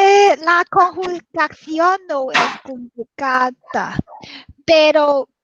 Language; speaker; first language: Spanish; non-native, learner; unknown